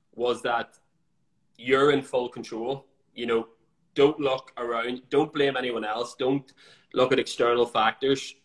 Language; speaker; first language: English; native; English